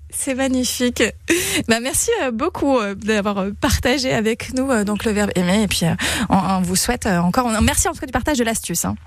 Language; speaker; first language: French; native; French